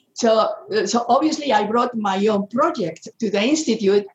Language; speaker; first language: English; non-native, fluent; Spanish